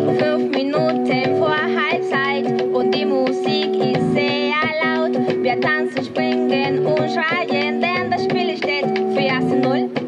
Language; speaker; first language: German; non-native, learner; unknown